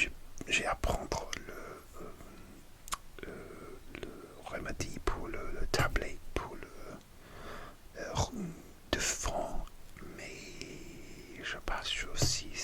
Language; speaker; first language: French; non-native, learner; English